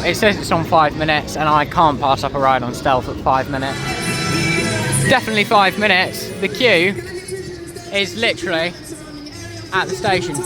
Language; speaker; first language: English; native; English